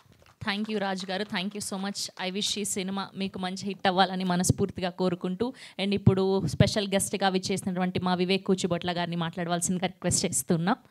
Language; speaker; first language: Telugu; native; Telugu